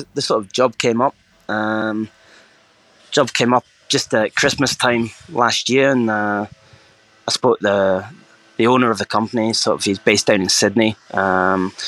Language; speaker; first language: English; native; English